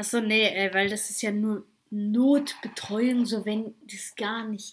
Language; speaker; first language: German; early bilingual, other home language; Russian